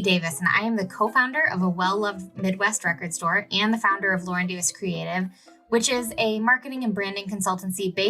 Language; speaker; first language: English; native; English